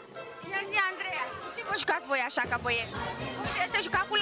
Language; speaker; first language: Romanian; native; Romanian